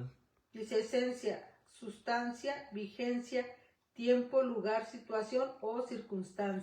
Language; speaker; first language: Spanish; native; Spanish